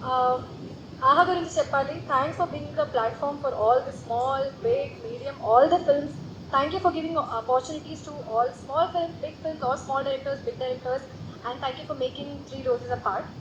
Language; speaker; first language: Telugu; non-native, local second language; Hindi